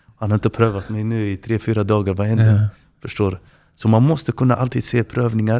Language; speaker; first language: Swedish; non-native, fluent; Arabic